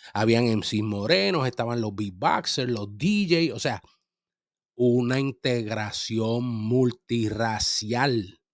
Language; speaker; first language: Spanish; early bilingual, heritage; Spanish